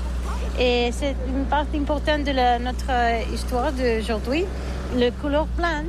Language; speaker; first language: French; non-native, learner; Catalan